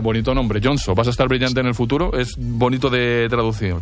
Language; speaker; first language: Spanish; native; Spanish